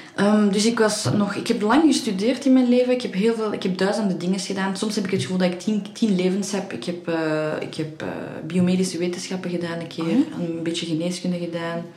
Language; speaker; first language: Dutch; early bilingual, other home language; Persian